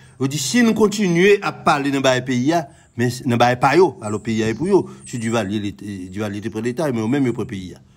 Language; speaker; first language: French; non-native, local second language; Haitian Creole